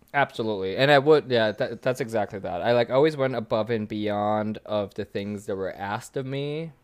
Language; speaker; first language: English; early bilingual, other home language; German